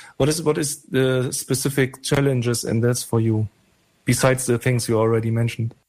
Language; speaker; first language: English; non-native, fluent; German